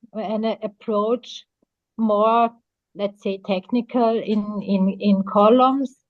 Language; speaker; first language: English; non-native, fluent; German